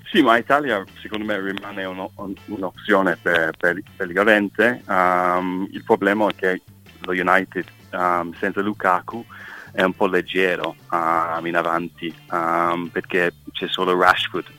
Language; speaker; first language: Italian; non-native, fluent; English